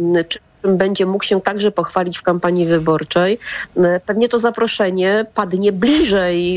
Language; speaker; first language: Polish; native; Polish